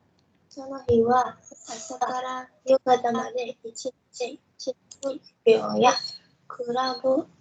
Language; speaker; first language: Japanese; non-native, learner; Indonesian